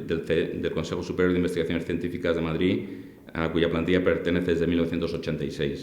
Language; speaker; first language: Spanish; native; Spanish